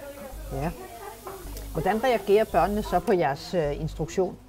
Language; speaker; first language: Danish; native; Danish